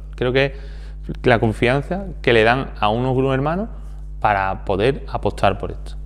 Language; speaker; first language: Spanish; native; Spanish